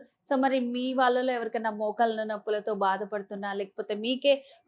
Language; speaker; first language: Telugu; native; Telugu